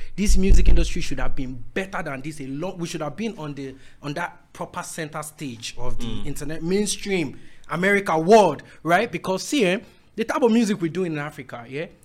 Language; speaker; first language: English; non-native, local second language; Yoruba